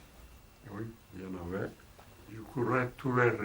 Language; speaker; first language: French; non-native, fluent; Portuguese